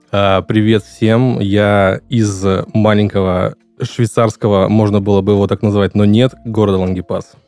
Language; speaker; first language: Russian; native; Russian